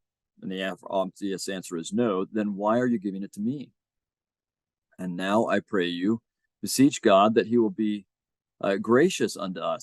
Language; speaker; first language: English; native; English